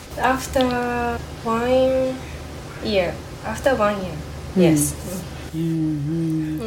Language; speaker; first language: English; non-native, learner; Japanese